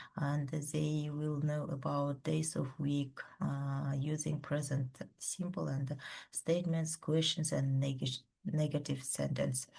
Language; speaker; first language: English; non-native, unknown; Kazakh